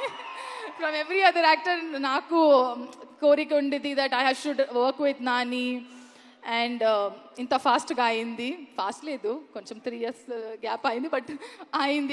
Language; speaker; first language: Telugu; non-native, learner; Kannada